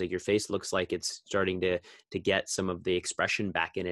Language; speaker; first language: English; native; English